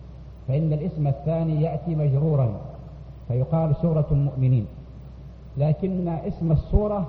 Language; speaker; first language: Arabic; native; Arabic